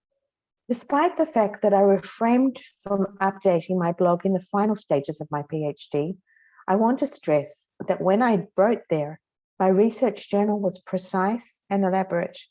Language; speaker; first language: English; non-native, fluent; Hebrew